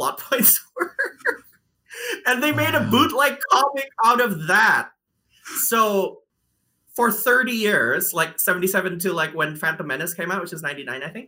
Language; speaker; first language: English; non-native, fluent; Indonesian